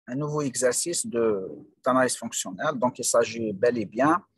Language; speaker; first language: French; non-native, local second language; Arabic